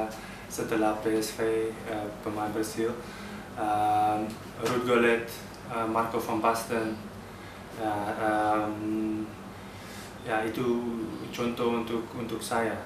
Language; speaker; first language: Indonesian; early bilingual, heritage; Dutch